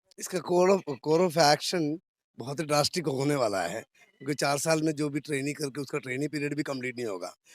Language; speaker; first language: Hindi; native; Hindi